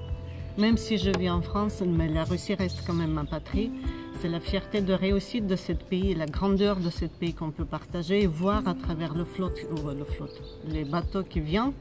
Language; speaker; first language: French; non-native, fluent; Russian